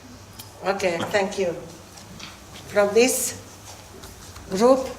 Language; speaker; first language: English; non-native, fluent; Hungarian